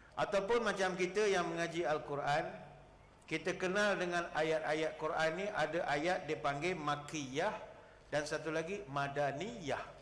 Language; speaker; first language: Malay; native; Malay